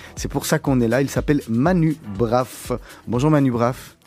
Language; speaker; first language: French; native; French